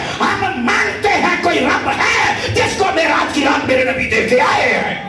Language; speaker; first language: Urdu; non-native, local second language; Punjabi